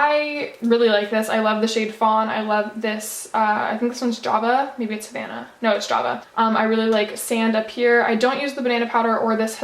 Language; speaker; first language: English; native; English